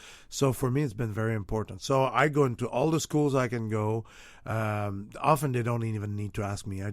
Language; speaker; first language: English; non-native, fluent; French